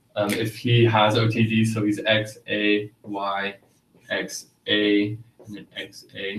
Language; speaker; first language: English; native; English